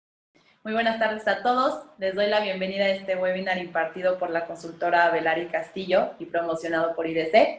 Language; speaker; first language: Spanish; native; Spanish